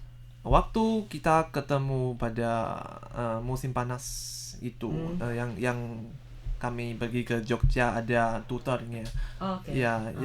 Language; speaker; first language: Indonesian; non-native, learner; Chinese